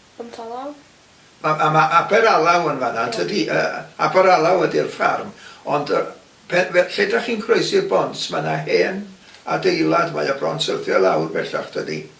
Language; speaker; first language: Welsh; native; Welsh